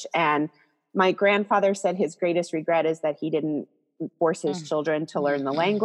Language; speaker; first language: English; native; English